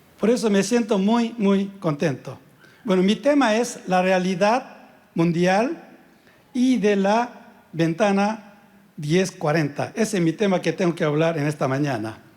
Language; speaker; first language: Spanish; non-native, fluent; Korean